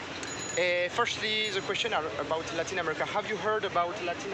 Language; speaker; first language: English; non-native, learner; French